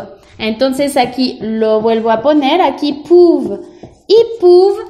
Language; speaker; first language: Spanish; non-native, fluent; French